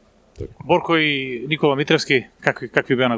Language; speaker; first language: Macedonian; native; Macedonian